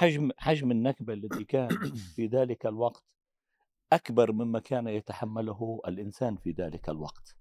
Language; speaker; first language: Arabic; native; Arabic